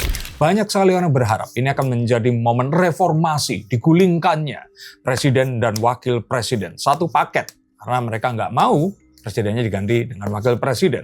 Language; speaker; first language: Indonesian; native; Indonesian